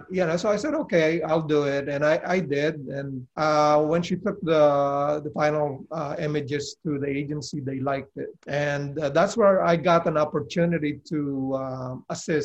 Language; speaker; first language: English; non-native, local second language; Filipino